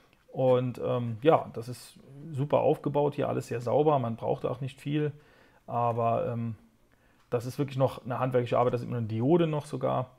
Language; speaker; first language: German; native; German